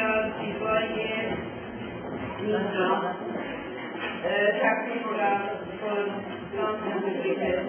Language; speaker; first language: Swedish; non-native, learner; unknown